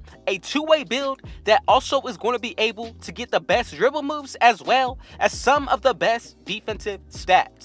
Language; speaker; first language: English; native; English